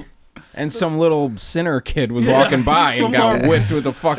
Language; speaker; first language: English; native; English